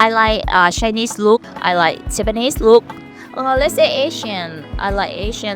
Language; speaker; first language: English; non-native, learner; Thai